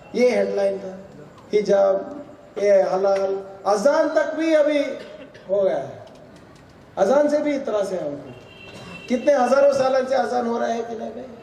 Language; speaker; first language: Hindi; non-native, local second language; Kannada